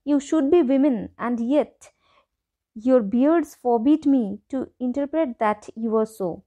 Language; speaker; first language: English; non-native, local second language; Bangla